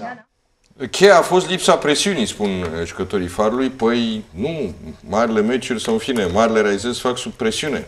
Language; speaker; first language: Romanian; native; Romanian